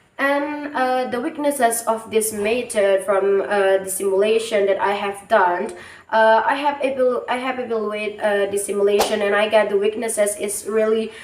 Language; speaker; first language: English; non-native, learner; Indonesian